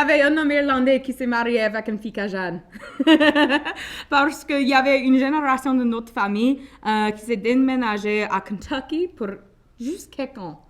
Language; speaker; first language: French; non-native, local second language; English